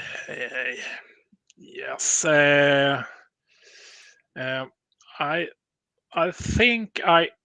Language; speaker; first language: English; non-native, learner; Swedish